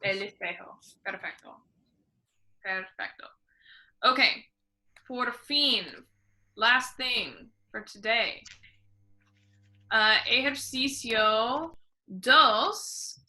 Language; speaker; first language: Spanish; non-native, fluent; English